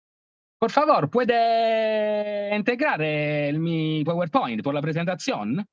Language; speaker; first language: Spanish; non-native, learner; Italian